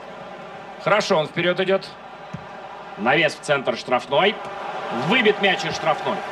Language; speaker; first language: Russian; native; Russian